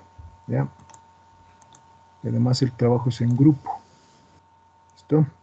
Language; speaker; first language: Spanish; native; Spanish